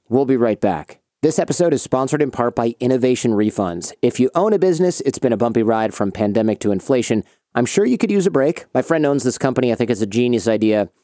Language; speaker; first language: English; native; English